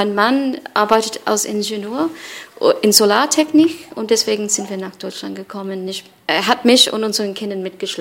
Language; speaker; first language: German; non-native, fluent; English